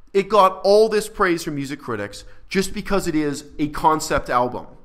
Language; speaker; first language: English; native; English